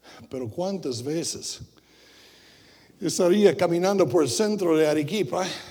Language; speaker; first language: Spanish; non-native, fluent; English